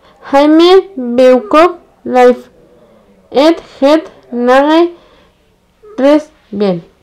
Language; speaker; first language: French; non-native, learner; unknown